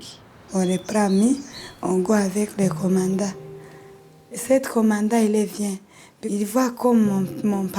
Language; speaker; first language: French; non-native, learner; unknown